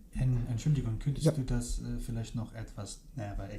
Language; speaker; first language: German; non-native, fluent; Kurdish